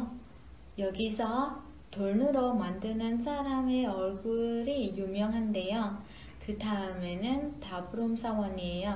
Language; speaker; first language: Korean; non-native, fluent; Khmer